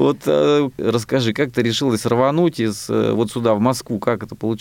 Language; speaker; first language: Russian; native; Russian